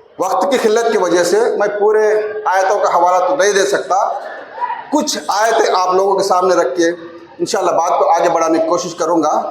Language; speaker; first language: Urdu; non-native, local second language; Telugu